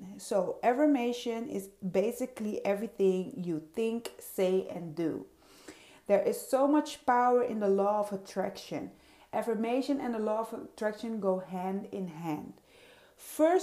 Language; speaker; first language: English; non-native, fluent; Dutch